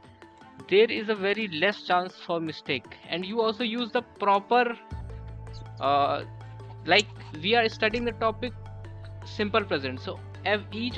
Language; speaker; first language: English; non-native, local second language; Hindi